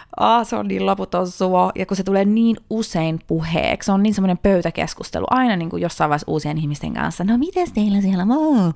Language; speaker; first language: Finnish; early bilingual, heritage; Finnish